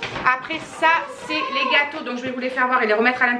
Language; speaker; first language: French; native; French